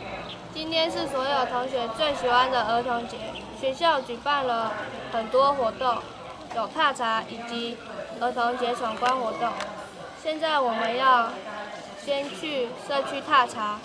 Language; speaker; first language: Chinese; native; Chinese